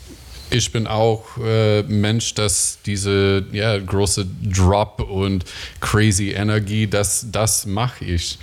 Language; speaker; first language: German; non-native, learner; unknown